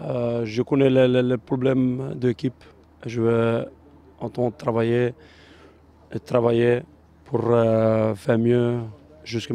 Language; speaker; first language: French; non-native, learner; Albanian